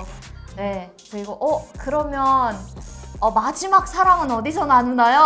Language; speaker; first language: Korean; native; Korean